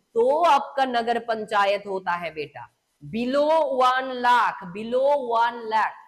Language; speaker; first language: Hindi; non-native, local second language; Bangla